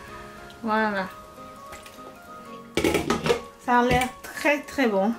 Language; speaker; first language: French; non-native, local second language; Lingala